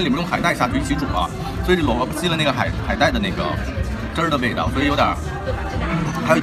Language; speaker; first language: Chinese; native; Chinese